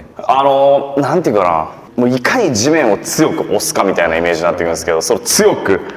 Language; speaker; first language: Japanese; native; Japanese